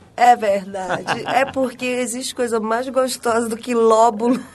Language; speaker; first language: Portuguese; native; Portuguese